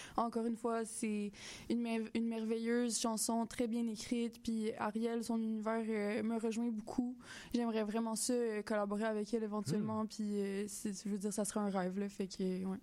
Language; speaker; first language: French; native; French